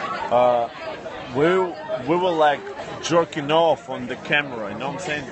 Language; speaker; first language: English; non-native, learner; Russian